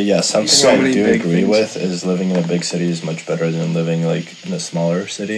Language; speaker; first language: English; non-native, fluent; Russian